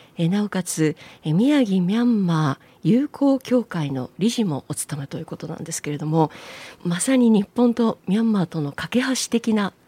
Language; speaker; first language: Japanese; native; Japanese